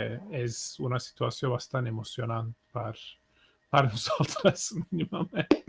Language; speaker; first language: Catalan; non-native, fluent; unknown